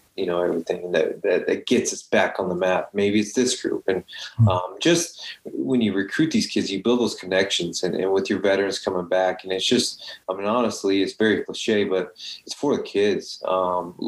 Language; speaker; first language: English; native; English